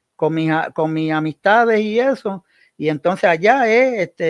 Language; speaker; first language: Spanish; early bilingual, heritage; Spanish